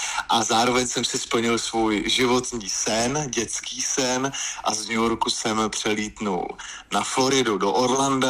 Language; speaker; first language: Czech; native; Czech